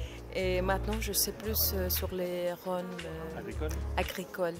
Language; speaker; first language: French; non-native, fluent; Spanish